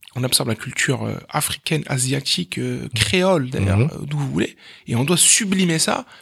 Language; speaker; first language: French; native; French